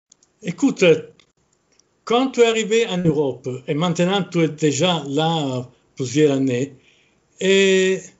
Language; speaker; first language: French; non-native, fluent; Italian